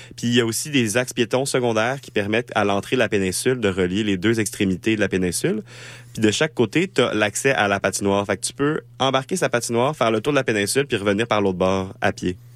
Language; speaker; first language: French; native; French